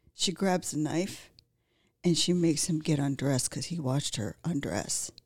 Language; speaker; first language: English; native; English